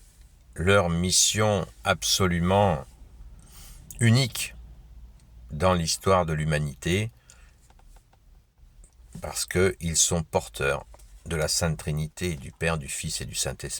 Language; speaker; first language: French; native; French